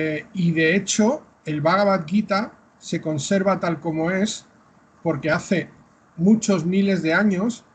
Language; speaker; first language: Spanish; native; Spanish